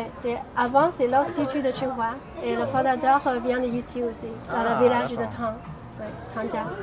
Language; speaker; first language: French; non-native, fluent; Chinese